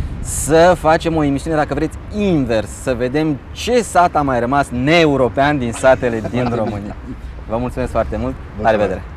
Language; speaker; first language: Romanian; native; Romanian